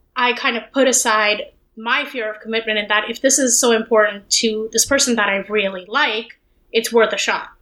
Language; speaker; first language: English; non-native, local second language; Hindi